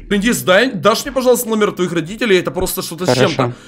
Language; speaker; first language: Russian; native; Russian